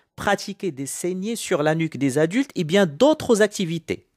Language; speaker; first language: French; non-native, local second language; Arabic